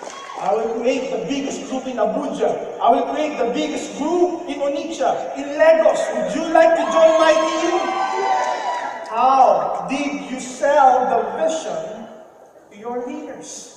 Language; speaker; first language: English; non-native, local second language; Filipino